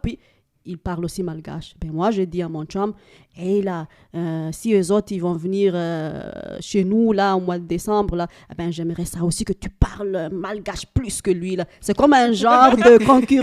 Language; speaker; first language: French; non-native, local second language; Malagasy